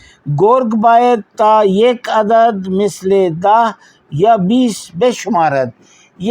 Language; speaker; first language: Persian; non-native, fluent; Urdu